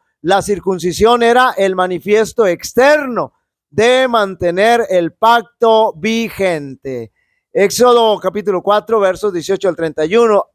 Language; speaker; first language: Spanish; native; Spanish